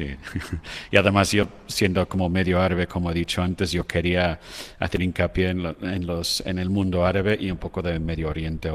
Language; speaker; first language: Spanish; non-native, fluent; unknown